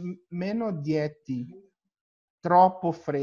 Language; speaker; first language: Italian; non-native, learner; Portuguese